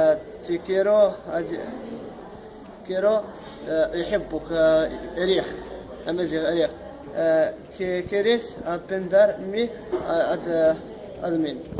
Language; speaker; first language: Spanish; non-native, learner; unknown